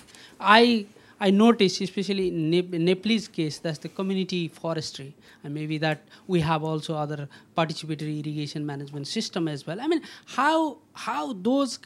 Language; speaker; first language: English; non-native, local second language; Nepali